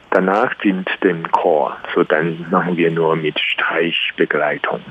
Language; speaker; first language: German; non-native, learner; Chinese